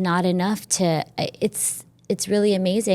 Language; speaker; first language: English; native; English